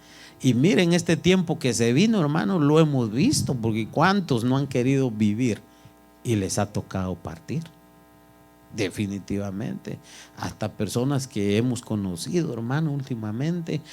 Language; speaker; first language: Spanish; native; Spanish